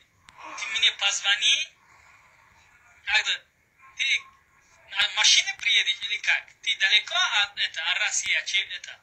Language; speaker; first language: Russian; non-native, learner; Uzbek